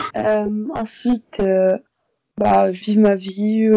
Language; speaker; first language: French; native; French